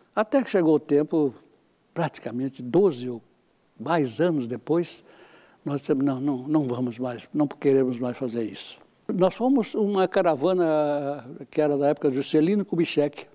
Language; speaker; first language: Portuguese; native; Portuguese